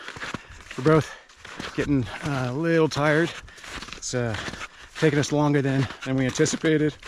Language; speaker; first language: English; native; English